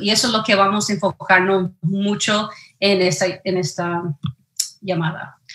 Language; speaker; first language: Spanish; early bilingual, heritage; Spanish